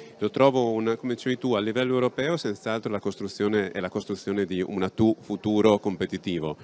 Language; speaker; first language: Italian; native; Italian